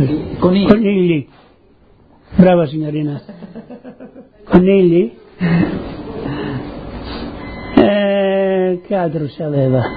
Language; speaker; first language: Italian; early bilingual, heritage; Italian